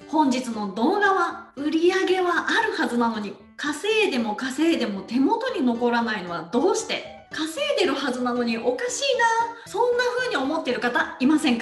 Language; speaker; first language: Japanese; native; Japanese